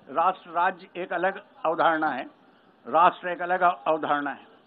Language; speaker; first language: Hindi; native; Hindi